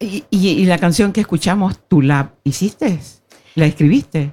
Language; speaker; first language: Spanish; native; Spanish